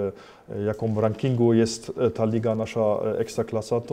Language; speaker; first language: Polish; early bilingual, heritage; Polish